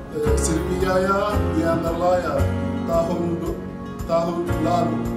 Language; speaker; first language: Indonesian; non-native, learner; Arabic